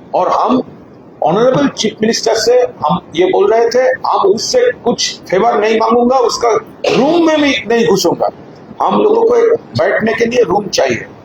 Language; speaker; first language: Hindi; non-native, local second language; Bangla